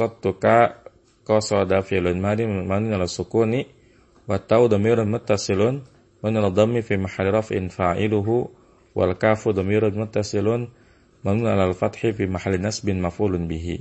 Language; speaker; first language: Arabic; non-native, fluent; Indonesian